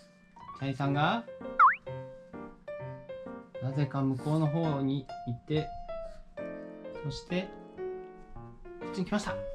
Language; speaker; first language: Japanese; native; Japanese